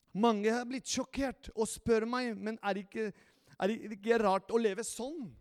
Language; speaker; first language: Norwegian; non-native, fluent; Spanish